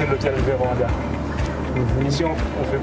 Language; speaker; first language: French; non-native, local second language; Morisyen